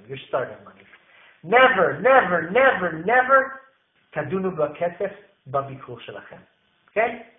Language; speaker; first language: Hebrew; non-native, fluent; English